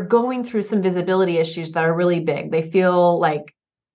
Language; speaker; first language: English; native; English